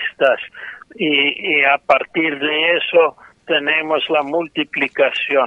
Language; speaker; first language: Spanish; non-native, fluent; English